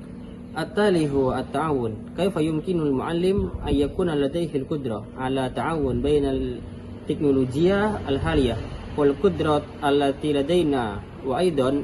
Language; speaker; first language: Arabic; non-native, learner; Indonesian